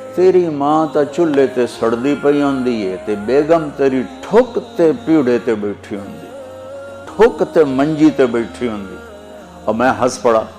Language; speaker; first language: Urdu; non-native, local second language; Punjabi